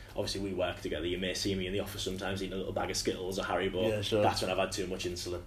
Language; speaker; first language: English; native; English